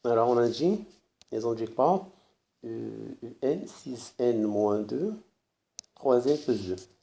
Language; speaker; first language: French; non-native, local second language; Arabic